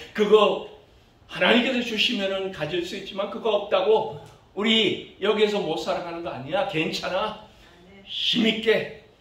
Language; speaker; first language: Korean; early bilingual, other home language; English